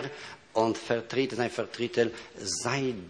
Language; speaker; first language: German; non-native, fluent; Polish